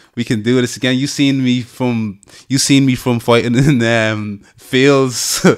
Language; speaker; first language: English; native; English